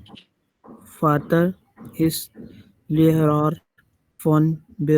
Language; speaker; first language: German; non-native, learner; Urdu